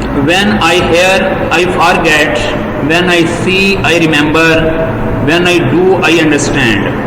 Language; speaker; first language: English; non-native, local second language; Urdu